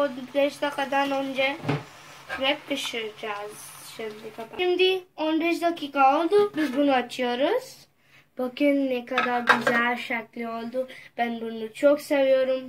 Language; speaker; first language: Turkish; non-native, learner; Urdu